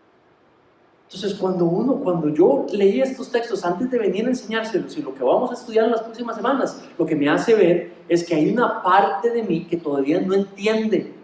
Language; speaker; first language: Spanish; native; Spanish